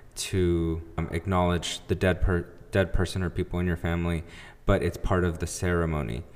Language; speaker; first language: English; early bilingual, other home language; Spanish